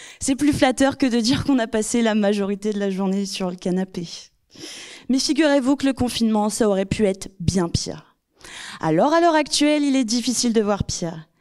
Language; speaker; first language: French; native; French